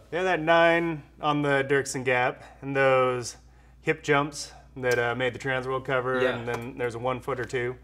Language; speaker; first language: English; native; English